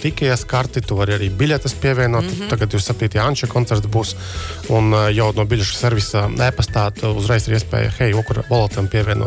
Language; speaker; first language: Latvian; native; Latvian